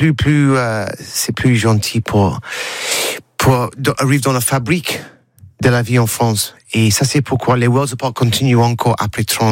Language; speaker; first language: French; non-native, learner; English